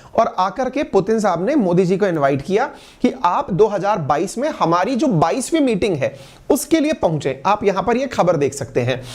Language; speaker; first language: Hindi; native; Hindi